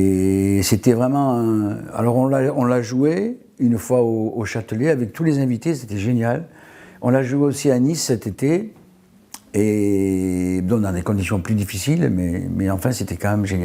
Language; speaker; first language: French; native; French